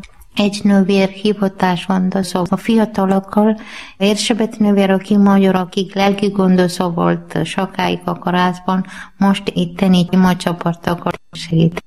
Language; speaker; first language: Hungarian; non-native, learner; Malayalam